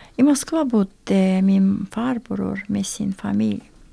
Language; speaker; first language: Swedish; non-native, learner; Azerbaijani